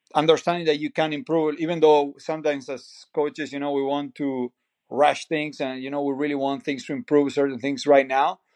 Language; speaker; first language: English; non-native, fluent; Spanish